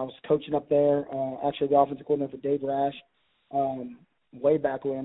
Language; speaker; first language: English; native; English